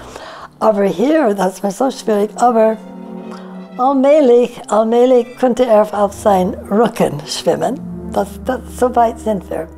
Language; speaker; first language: German; non-native, fluent; English